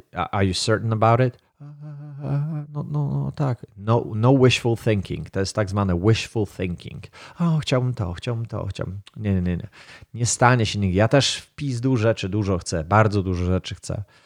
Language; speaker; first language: Polish; native; Polish